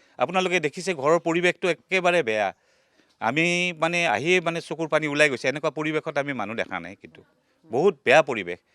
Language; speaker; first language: Assamese; native; Assamese